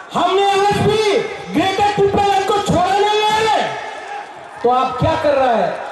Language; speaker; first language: Hindi; non-native, local second language; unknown